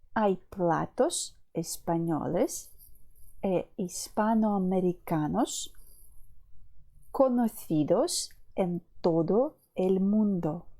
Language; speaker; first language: Spanish; non-native, fluent; Ukrainian